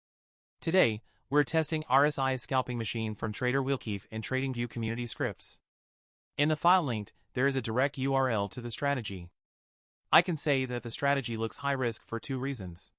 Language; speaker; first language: English; non-native, fluent; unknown